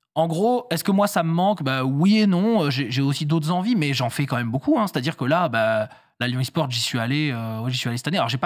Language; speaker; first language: French; native; French